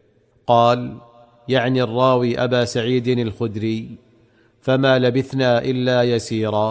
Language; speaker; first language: Arabic; native; Arabic